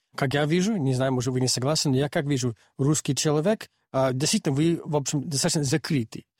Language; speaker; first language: Russian; non-native, fluent; English